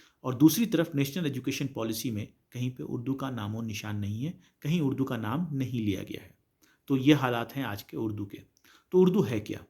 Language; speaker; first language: Urdu; native; Urdu